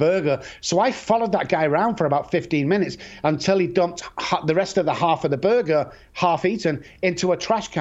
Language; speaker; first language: English; native; English